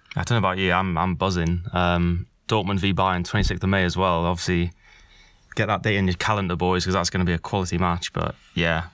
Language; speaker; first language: English; native; English